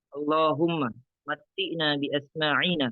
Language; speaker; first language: Arabic; non-native, fluent; Indonesian